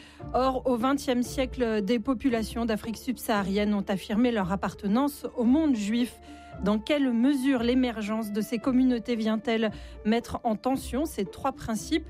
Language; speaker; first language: French; native; French